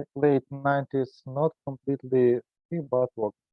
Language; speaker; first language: English; non-native, learner; Ukrainian